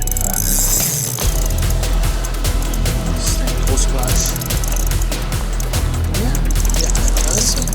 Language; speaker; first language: German; non-native, learner; Dutch